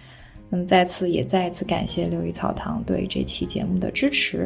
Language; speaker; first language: Chinese; native; Chinese